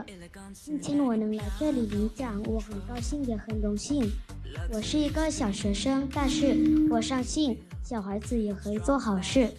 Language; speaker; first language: Chinese; non-native, learner; Thai